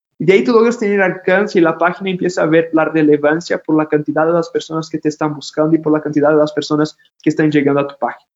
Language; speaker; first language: Spanish; non-native, fluent; Portuguese